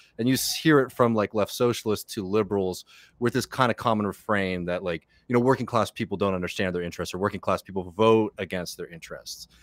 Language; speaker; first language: English; native; English